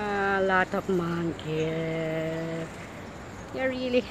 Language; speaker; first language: English; non-native, local second language; Filipino